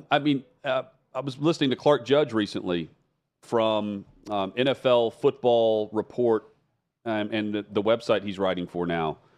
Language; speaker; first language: English; native; English